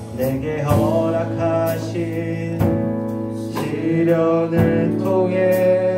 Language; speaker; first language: Korean; native; Korean